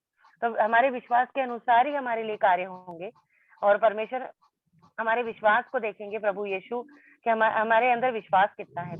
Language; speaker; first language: Hindi; native; Hindi